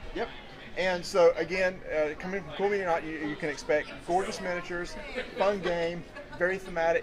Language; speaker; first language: English; native; English